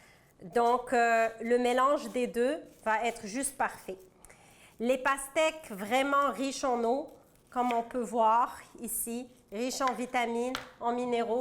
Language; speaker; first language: French; non-native, local second language; Arabic